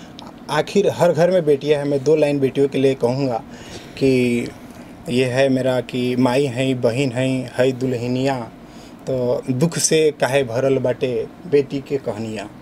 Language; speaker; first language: Hindi; native; Hindi